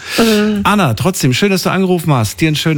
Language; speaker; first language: German; native; German